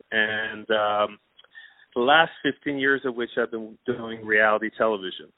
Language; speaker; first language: English; non-native, fluent; Persian